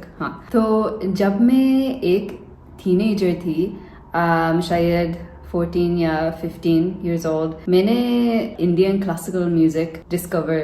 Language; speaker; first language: Hindi; non-native, learner; English